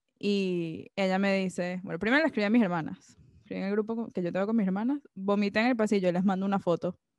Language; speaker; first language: Spanish; native; Spanish